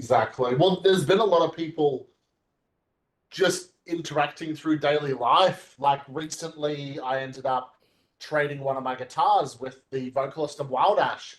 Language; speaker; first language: English; native; English